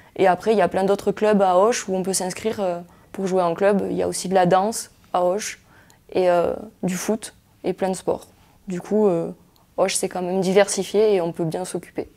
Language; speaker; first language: French; native; French